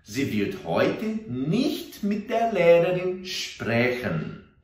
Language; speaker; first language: German; non-native, fluent; Portuguese